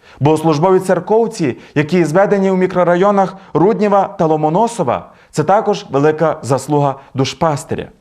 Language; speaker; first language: Ukrainian; native; Ukrainian